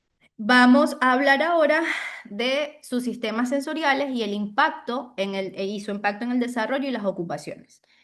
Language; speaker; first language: Spanish; native; Spanish